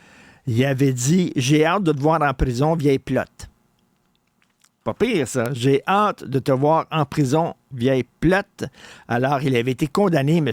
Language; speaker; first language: French; native; French